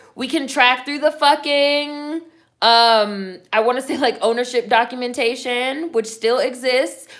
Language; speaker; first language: English; native; English